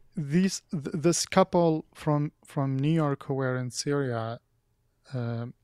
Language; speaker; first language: English; non-native, fluent; Arabic